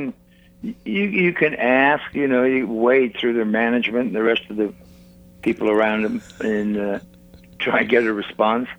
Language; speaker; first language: English; native; English